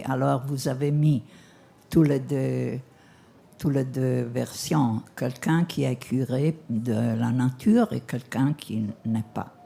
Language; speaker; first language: French; non-native, learner; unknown